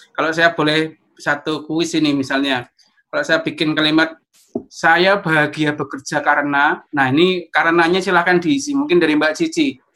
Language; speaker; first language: Indonesian; native; Indonesian